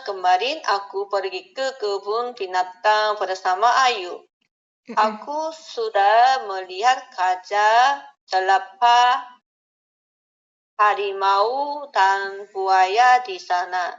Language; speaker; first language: Indonesian; non-native, learner; Korean